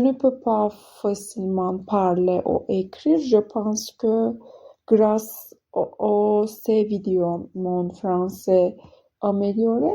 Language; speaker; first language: French; non-native, learner; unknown